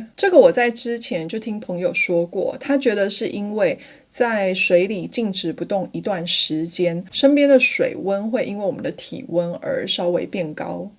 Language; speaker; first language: Chinese; native; Chinese